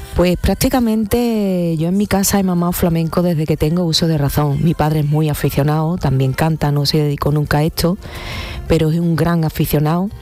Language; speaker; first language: Spanish; native; Spanish